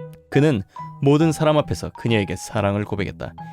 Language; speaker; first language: Korean; native; Korean